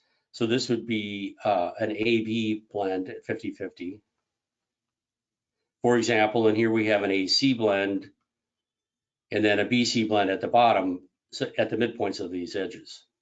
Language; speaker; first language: English; native; English